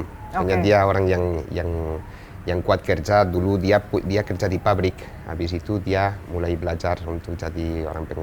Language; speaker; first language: Indonesian; non-native, fluent; Spanish